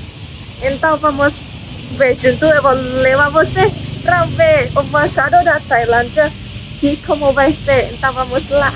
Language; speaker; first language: Portuguese; non-native, learner; Thai